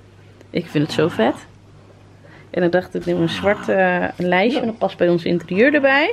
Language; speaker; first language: Dutch; native; Dutch